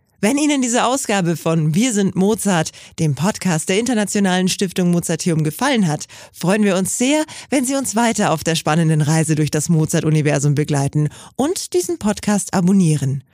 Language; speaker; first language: German; native; German